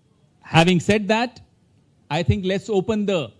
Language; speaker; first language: English; non-native, local second language; Hindi